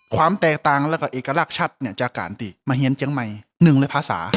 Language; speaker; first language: Thai; native; Thai